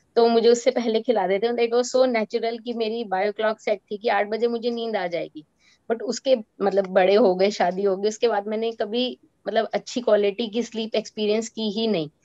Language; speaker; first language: Hindi; native; Hindi